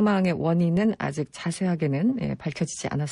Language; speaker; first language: Korean; native; Korean